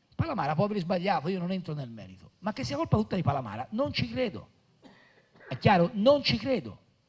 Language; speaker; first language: Italian; native; Italian